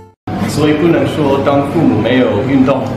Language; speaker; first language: Chinese; non-native, fluent; English